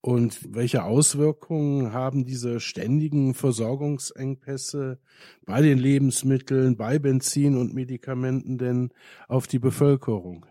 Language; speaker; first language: German; native; German